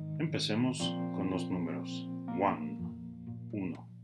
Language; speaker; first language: Spanish; non-native, fluent; English